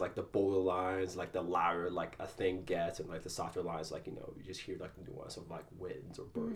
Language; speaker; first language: English; early bilingual, other home language; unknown